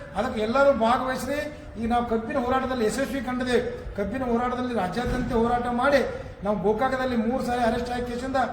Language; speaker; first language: Kannada; native; Kannada